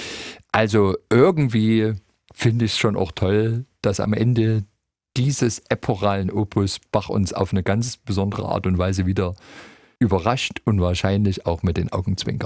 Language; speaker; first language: German; native; German